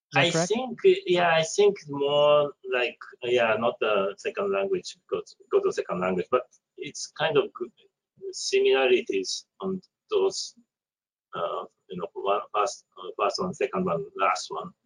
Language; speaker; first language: English; non-native, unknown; Japanese